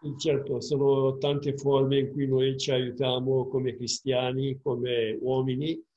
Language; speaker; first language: Italian; non-native, fluent; Romanian